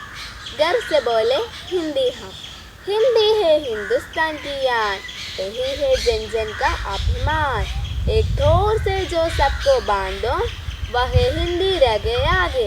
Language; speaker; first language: Hindi; non-native, local second language; Malayalam